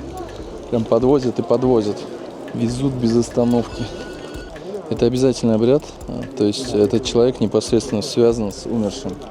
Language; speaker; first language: Russian; native; Russian